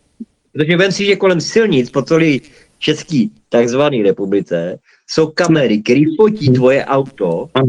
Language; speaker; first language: Czech; native; Czech